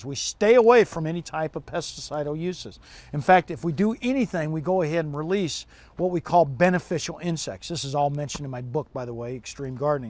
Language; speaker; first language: English; native; English